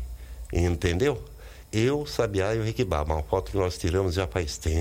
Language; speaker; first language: Portuguese; native; Portuguese